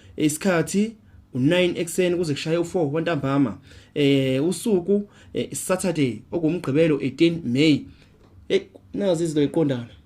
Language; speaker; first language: Zulu; native; Zulu